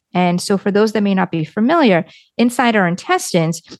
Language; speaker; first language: English; early bilingual, other home language; Lithuanian